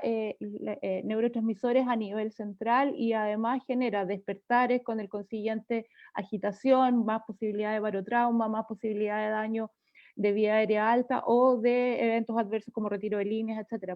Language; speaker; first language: Spanish; native; Spanish